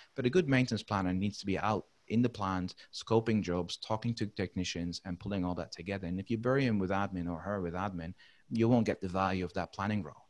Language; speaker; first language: English; non-native, fluent; Dutch